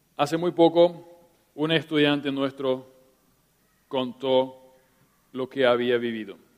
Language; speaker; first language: Spanish; non-native, local second language; German